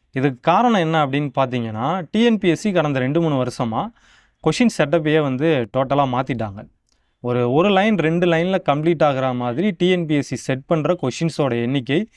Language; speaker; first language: Tamil; native; Tamil